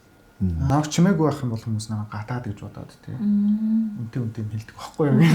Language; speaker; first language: Mongolian; non-native, fluent; Japanese